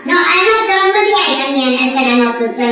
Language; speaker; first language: Italian; native; Italian